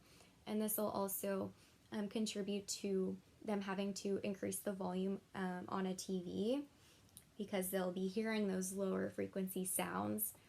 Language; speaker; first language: English; native; English